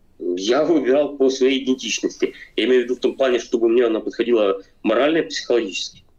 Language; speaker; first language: Russian; native; Russian